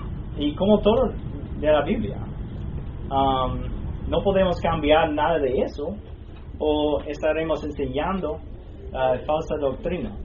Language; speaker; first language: Spanish; non-native, fluent; English